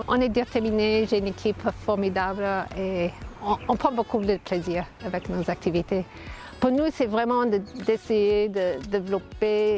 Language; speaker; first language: French; non-native, fluent; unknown